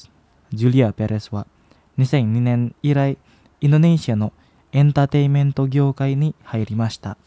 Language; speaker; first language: Japanese; non-native, fluent; Indonesian